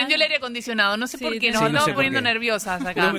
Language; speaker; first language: Spanish; native; Spanish